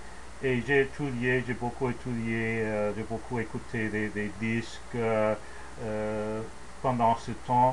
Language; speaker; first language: French; non-native, learner; English